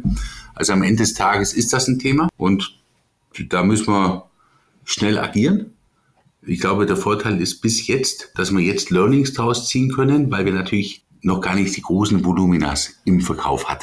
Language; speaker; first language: German; native; German